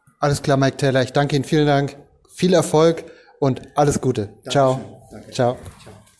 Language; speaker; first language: German; native; German